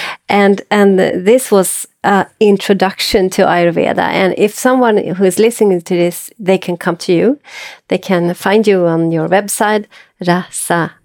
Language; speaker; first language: English; non-native, fluent; Swedish